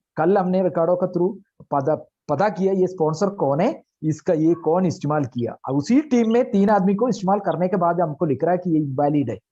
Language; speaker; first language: Hindi; non-native, local second language; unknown